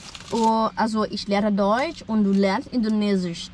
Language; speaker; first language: German; non-native, learner; Indonesian